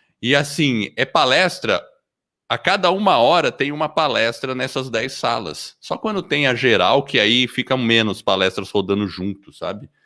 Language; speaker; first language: Portuguese; early bilingual, other home language; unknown